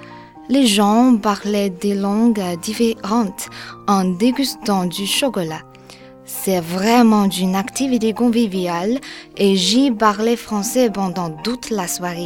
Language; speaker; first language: French; non-native, learner; Chinese